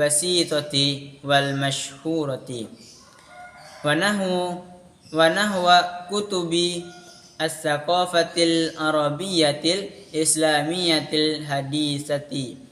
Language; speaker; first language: Arabic; non-native, learner; Indonesian